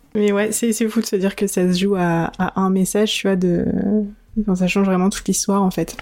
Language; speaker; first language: French; native; French